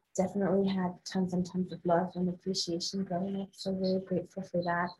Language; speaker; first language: English; non-native, fluent; Arabic